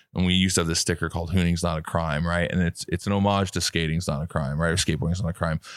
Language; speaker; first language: English; native; English